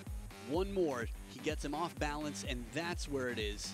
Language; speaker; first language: English; native; English